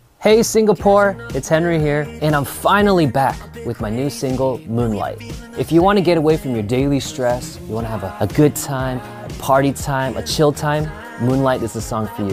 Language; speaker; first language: English; native; English